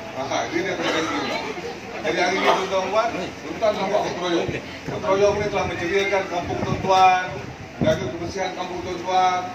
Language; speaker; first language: Malay; native; Malay